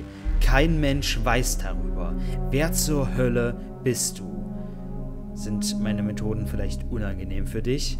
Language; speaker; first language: German; native; German